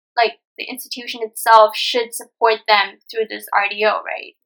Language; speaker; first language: English; non-native, local second language; Nepali